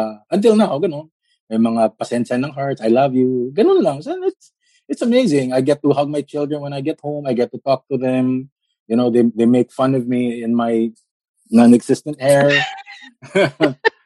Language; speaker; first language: English; non-native, local second language; Filipino